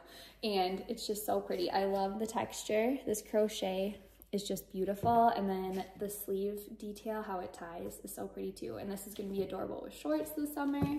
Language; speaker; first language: English; native; English